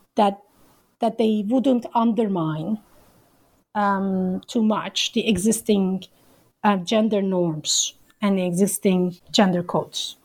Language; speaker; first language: English; non-native, fluent; Turkish